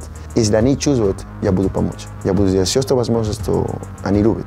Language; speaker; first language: Russian; non-native, learner; Spanish